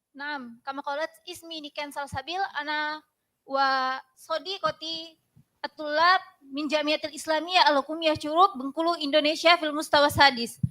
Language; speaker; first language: Arabic; non-native, learner; Indonesian